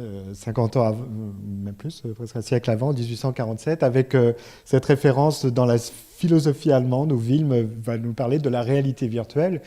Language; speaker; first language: French; native; French